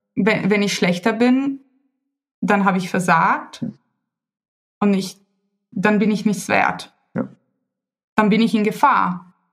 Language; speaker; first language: German; non-native, fluent; Italian